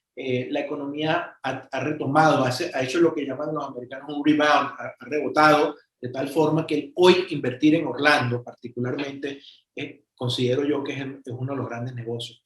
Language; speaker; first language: Spanish; native; Spanish